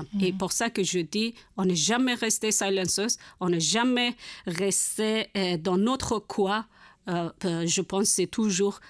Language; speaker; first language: French; non-native, learner; Persian